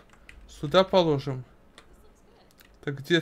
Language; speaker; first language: Russian; native; Russian